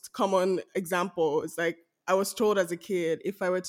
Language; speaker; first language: English; non-native, local second language; Yoruba